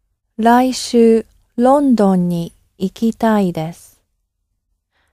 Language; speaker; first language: Japanese; non-native, learner; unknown